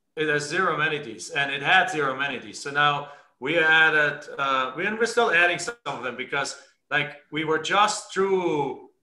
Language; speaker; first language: English; non-native, fluent; German